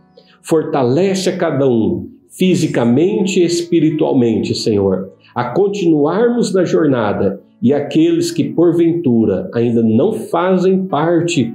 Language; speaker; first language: Portuguese; native; Portuguese